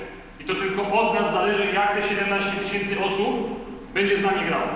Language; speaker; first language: Polish; native; Polish